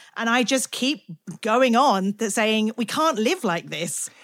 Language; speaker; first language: English; native; English